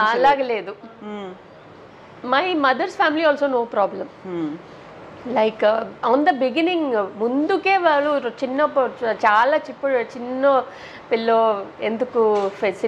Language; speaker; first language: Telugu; non-native, local second language; Tamil